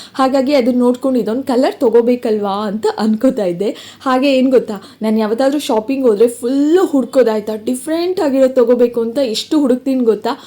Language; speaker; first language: Kannada; non-native, local second language; Tulu